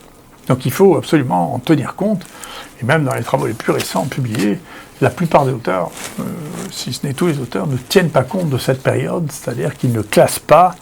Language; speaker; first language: French; native; French